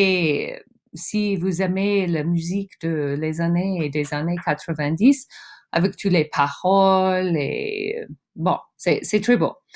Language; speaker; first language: French; non-native, fluent; English